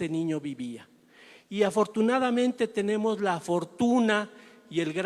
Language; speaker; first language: Spanish; native; Spanish